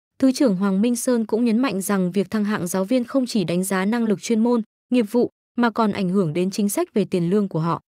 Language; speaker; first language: Vietnamese; native; Vietnamese